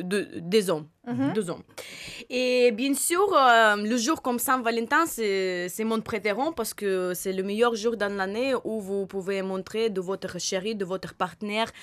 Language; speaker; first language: French; non-native, learner; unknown